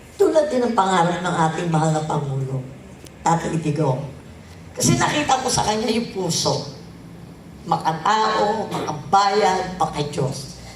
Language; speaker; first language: Filipino; native; Filipino